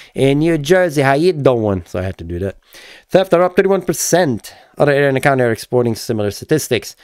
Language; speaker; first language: English; native; English